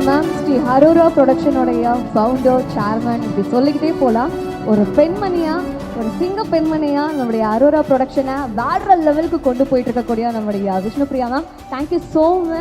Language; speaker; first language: Tamil; native; Tamil